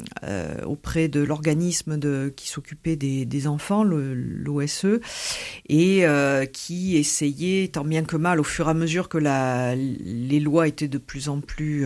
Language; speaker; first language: French; native; French